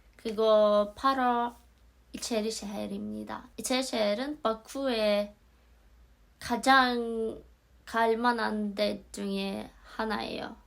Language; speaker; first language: Korean; non-native, fluent; Azerbaijani